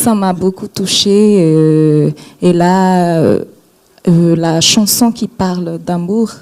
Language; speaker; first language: French; non-native, local second language; Malagasy